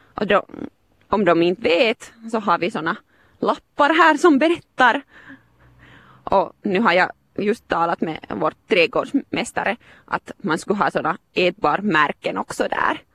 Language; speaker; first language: Swedish; non-native, local second language; Finnish